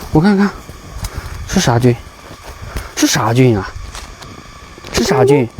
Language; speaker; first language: Chinese; native; Chinese